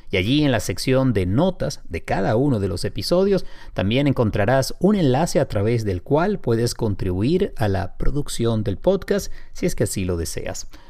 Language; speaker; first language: Spanish; native; Spanish